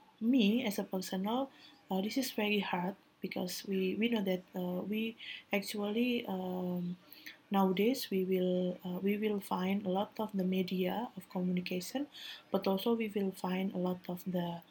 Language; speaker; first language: English; non-native, learner; Indonesian